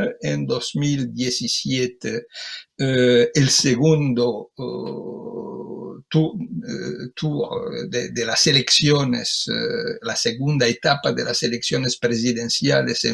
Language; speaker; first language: Spanish; non-native, fluent; Italian